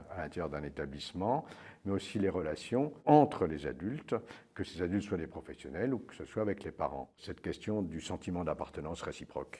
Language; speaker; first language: French; native; French